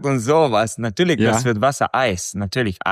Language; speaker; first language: German; non-native, fluent; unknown